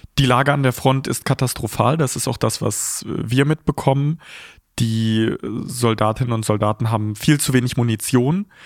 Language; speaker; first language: German; early bilingual, other home language; Russian